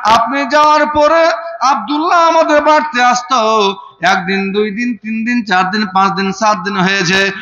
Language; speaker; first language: Bangla; non-native, fluent; Urdu